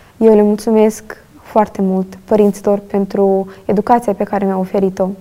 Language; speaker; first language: Romanian; native; Romanian